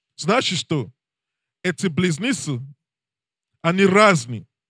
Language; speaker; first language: Russian; non-native, learner; English